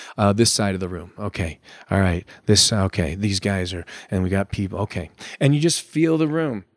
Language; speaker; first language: English; native; English